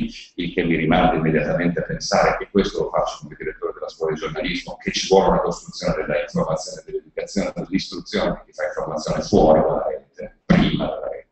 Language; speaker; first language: Italian; native; Italian